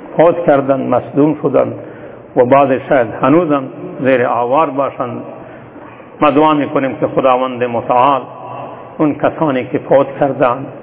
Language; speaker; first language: Persian; non-native, local second language; Turkmen